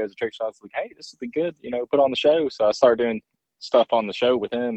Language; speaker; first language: English; native; English